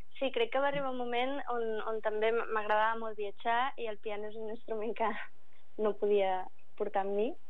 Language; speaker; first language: Catalan; early bilingual, other home language; English